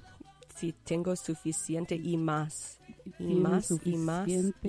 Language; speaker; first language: Spanish; non-native, fluent; English